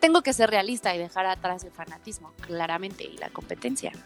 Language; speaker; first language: Spanish; native; Spanish